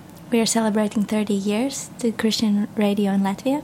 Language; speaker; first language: English; non-native, fluent; Latvian